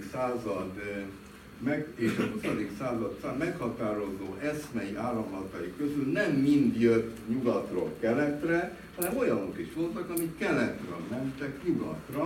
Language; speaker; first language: Hungarian; native; Hungarian